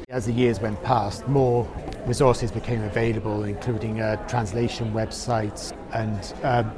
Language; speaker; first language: English; native; English